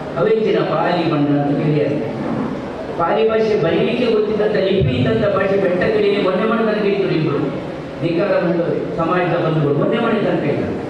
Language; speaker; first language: Kannada; non-native, local second language; Tulu